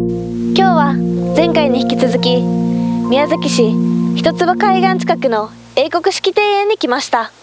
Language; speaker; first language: Japanese; native; Japanese